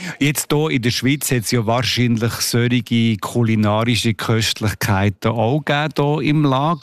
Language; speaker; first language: German; native; German